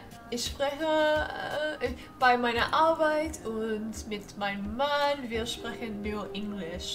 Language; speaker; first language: German; non-native, learner; English